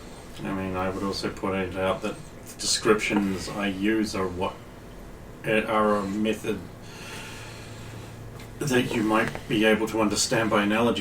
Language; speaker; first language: English; native; English